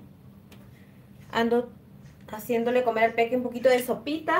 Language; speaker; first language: Spanish; native; Spanish